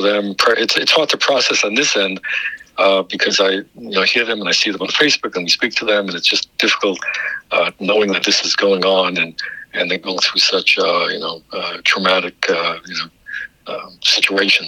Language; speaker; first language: English; native; English